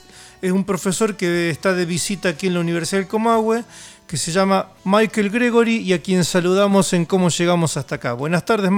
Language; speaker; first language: Spanish; native; Spanish